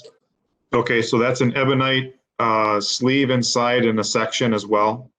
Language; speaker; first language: English; native; English